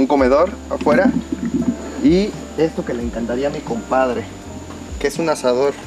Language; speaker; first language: Spanish; native; Spanish